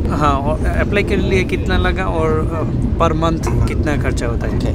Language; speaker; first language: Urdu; non-native, learner; Bangla